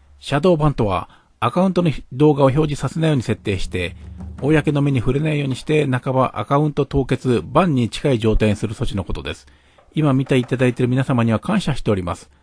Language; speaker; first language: Japanese; native; Japanese